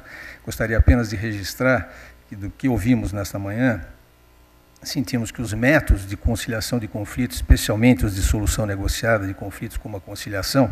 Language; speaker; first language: Portuguese; native; Portuguese